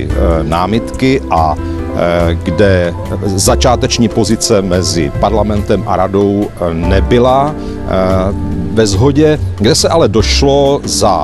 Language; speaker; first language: Czech; native; Czech